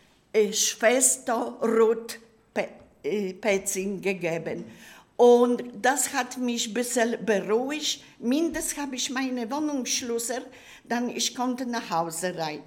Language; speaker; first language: German; non-native, learner; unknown